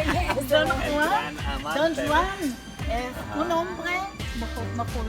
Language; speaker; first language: Spanish; non-native, fluent; Hebrew